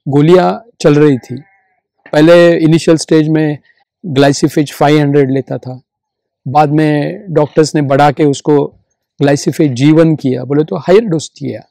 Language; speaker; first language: Hindi; non-native, local second language; Marathi